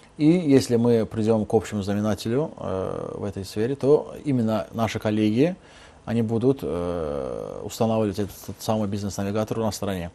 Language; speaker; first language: Russian; non-native, local second language; Azerbaijani